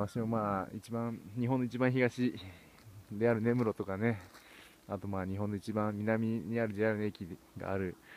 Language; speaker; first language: Japanese; native; Japanese